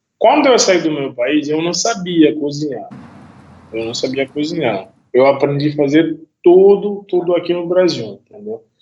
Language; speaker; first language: Portuguese; non-native, fluent; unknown